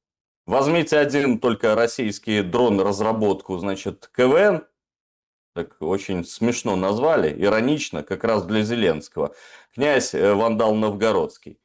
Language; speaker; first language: Russian; native; Russian